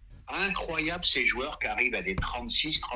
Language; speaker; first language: French; native; French